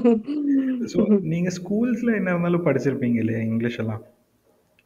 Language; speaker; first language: Tamil; native; Tamil